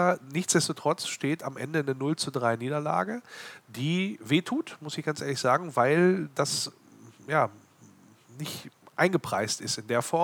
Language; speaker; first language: German; native; German